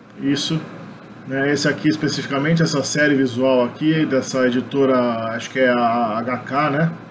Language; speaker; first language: Portuguese; native; Portuguese